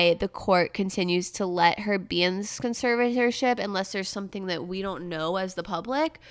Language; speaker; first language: English; native; English